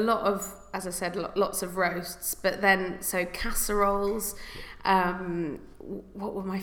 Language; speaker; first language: English; native; English